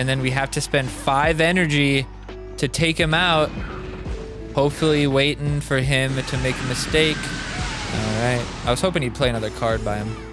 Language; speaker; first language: English; native; English